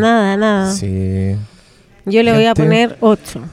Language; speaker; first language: Spanish; native; Spanish